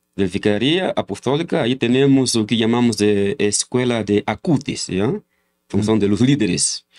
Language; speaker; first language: Spanish; non-native, learner; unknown